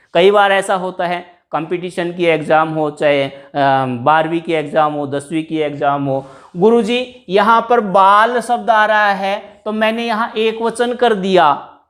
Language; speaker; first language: Hindi; native; Hindi